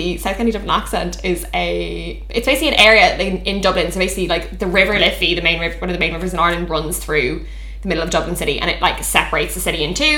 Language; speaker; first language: English; native; English